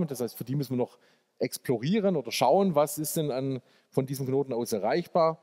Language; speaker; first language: German; native; German